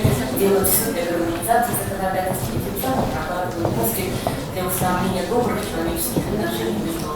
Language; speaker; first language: Russian; native; Russian